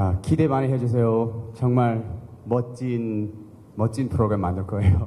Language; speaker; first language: Korean; early bilingual, heritage; English